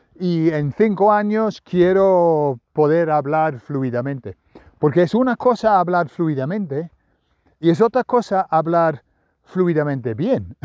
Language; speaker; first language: Spanish; non-native, fluent; English